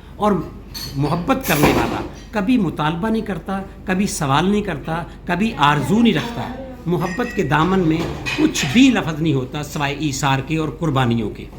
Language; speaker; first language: Urdu; native; Urdu